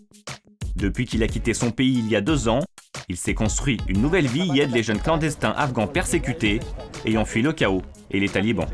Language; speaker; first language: French; native; French